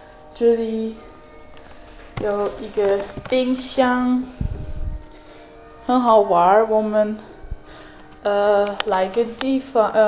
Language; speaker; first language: Chinese; non-native, fluent; Dutch